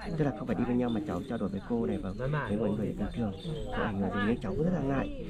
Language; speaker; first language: Vietnamese; non-native, local second language; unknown